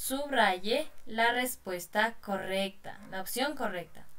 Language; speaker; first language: Spanish; non-native, fluent; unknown